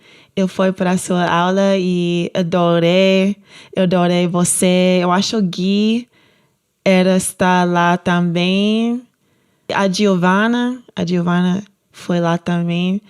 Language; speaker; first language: Portuguese; non-native, learner; English